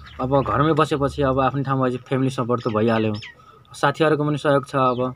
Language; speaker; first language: Nepali; native; Nepali